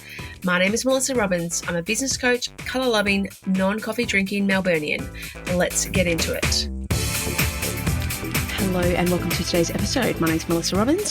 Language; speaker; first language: English; native; English